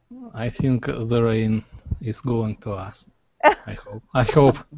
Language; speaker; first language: English; non-native, learner; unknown